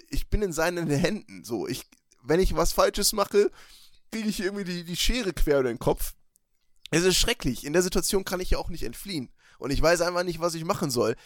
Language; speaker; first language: German; early bilingual, other home language; Turkish